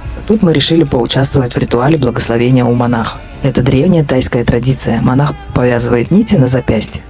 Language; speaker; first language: Russian; native; Russian